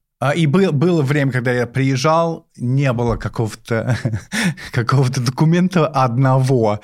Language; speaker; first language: Russian; non-native, fluent; English